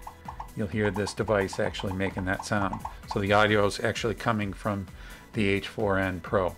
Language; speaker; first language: English; native; English